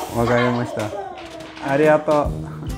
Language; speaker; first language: Japanese; non-native, learner; Russian